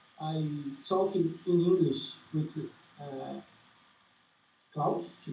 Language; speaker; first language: English; non-native, learner; Portuguese